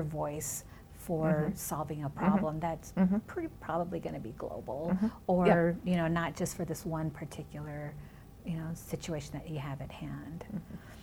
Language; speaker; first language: English; early bilingual, other home language; Spanish